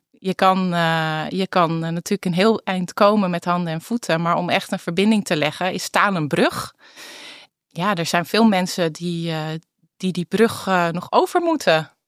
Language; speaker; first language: Dutch; native; Dutch